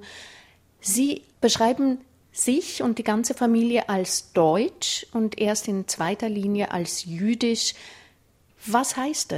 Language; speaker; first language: German; native; German